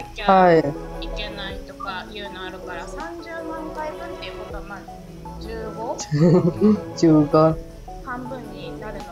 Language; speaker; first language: Japanese; native; Japanese